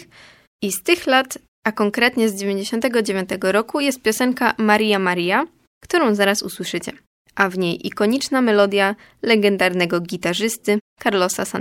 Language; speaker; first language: Polish; native; Polish